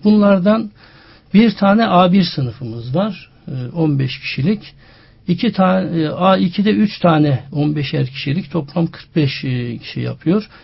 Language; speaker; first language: Turkish; native; Turkish